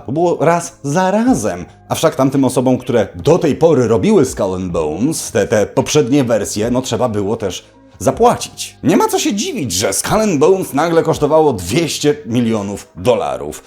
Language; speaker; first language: Polish; native; Polish